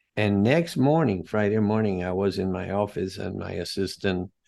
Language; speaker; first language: English; non-native, fluent; Spanish